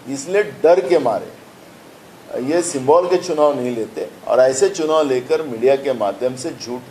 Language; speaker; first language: Hindi; non-native, local second language; Marathi